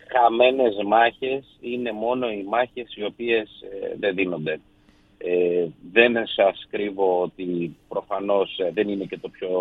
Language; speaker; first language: Greek; native; Greek